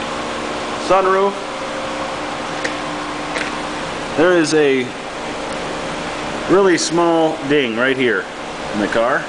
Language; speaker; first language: English; native; English